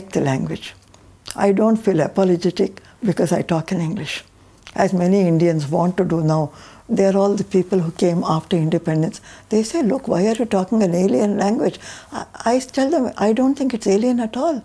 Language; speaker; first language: English; non-native, local second language; Tamil